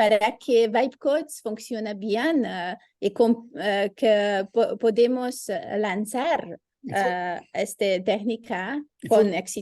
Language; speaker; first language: Spanish; non-native, fluent; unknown